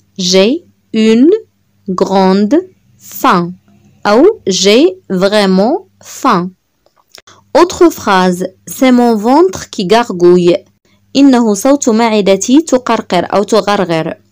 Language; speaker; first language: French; non-native, local second language; Arabic